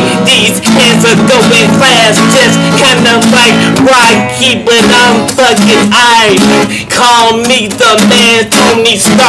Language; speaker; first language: English; native; English